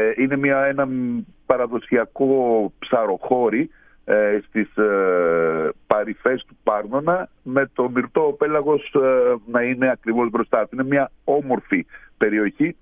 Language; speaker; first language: Greek; native; Greek